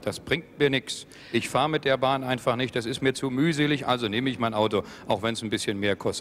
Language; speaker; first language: German; native; German